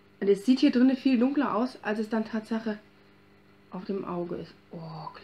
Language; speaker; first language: German; native; German